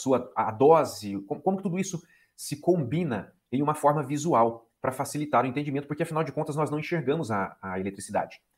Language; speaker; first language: Portuguese; native; Portuguese